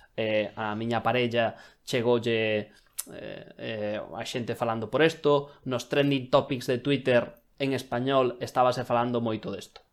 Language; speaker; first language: Galician; non-native, local second language; Spanish